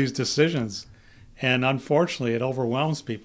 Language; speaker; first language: English; native; English